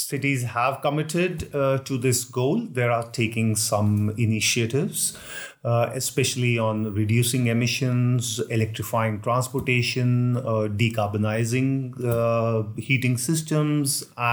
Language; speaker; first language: English; non-native, local second language; Hindi